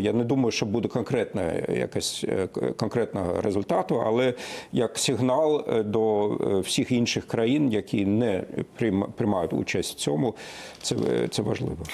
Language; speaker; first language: Ukrainian; non-native, fluent; German